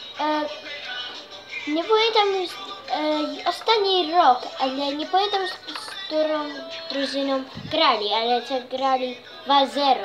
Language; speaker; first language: Polish; early bilingual, heritage; Polish